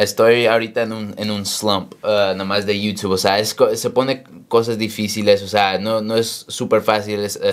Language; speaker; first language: Spanish; early bilingual, heritage; Spanish